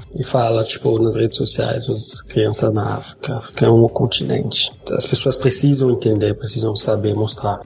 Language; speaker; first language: Portuguese; non-native, fluent; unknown